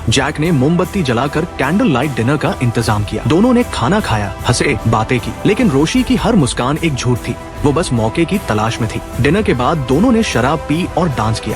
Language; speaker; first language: Hindi; native; Hindi